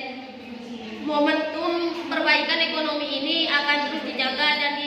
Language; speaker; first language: Indonesian; native; Indonesian